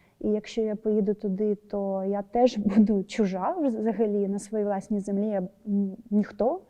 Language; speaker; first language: Ukrainian; non-native, local second language; Russian